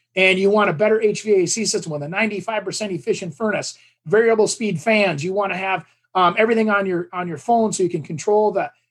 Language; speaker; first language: English; native; English